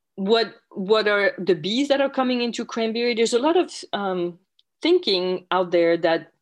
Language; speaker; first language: English; non-native, fluent; French